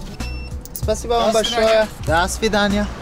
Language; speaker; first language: Russian; non-native, learner; Italian